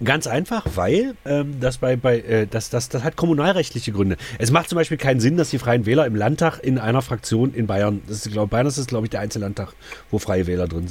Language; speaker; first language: German; native; German